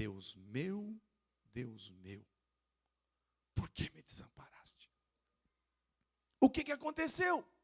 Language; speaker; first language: Portuguese; native; Portuguese